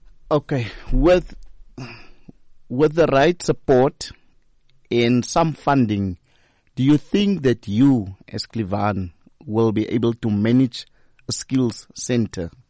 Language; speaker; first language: English; non-native, local second language; Afrikaans